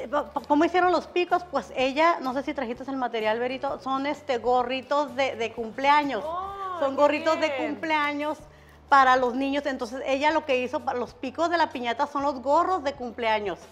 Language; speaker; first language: Spanish; native; Spanish